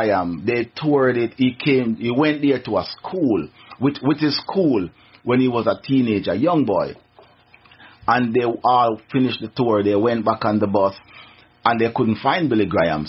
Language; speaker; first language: English; non-native, local second language; Jamaican Creole English